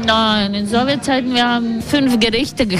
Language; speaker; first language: German; non-native, learner; Latvian